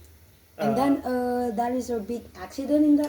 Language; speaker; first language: English; non-native, learner; Indonesian